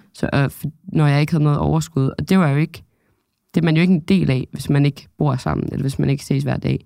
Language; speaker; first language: Danish; native; Danish